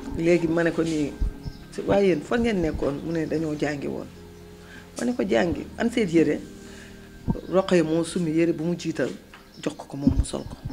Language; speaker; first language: Wolof; native; Wolof